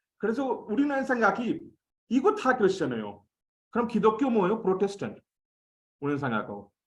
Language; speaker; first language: Korean; non-native, fluent; Hindi